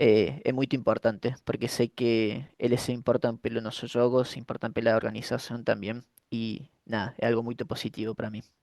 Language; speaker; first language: Portuguese; non-native, fluent; Spanish